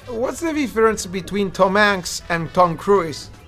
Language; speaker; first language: English; non-native, learner; Italian